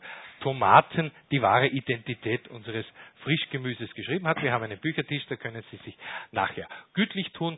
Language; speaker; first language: German; native; German